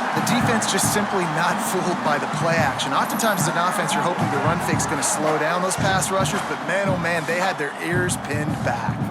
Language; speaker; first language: English; native; English